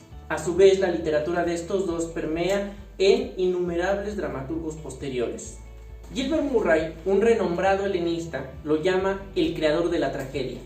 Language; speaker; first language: Spanish; native; Spanish